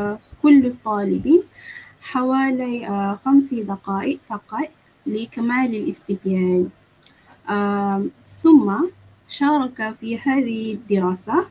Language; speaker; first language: Arabic; non-native, learner; Malay